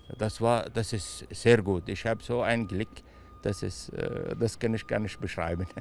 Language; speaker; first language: German; non-native, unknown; Arabic